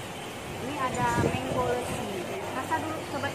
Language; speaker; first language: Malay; non-native, local second language; Sundanese